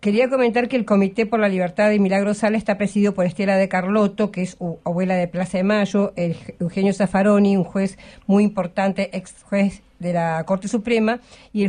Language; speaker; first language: Spanish; native; Spanish